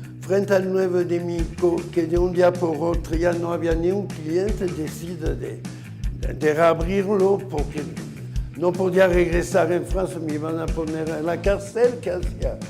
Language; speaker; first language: Spanish; non-native, fluent; French